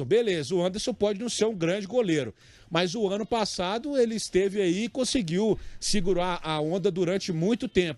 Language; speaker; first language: Portuguese; native; Portuguese